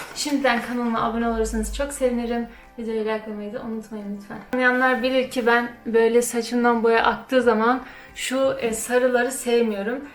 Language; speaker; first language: Turkish; early bilingual, other home language; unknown